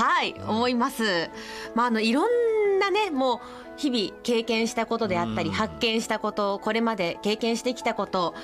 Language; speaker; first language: Japanese; native; Japanese